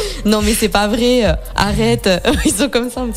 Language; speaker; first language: French; native; French